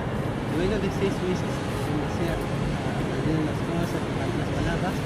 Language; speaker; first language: Spanish; non-native, learner; Arabic